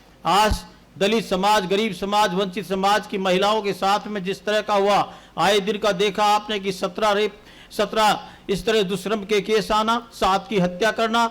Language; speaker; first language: Hindi; native; Hindi